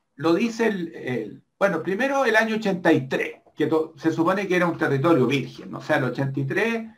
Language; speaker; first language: Spanish; native; Spanish